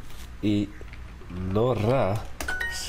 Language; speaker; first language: Swedish; non-native, learner; English